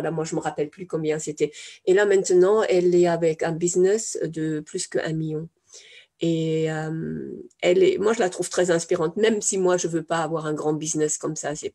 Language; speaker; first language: French; non-native, fluent; German